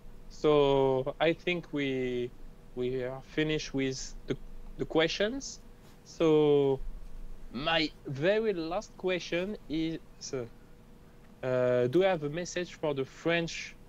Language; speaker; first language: English; non-native, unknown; French